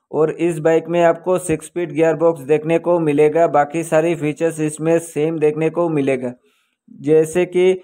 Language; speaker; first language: Hindi; native; Hindi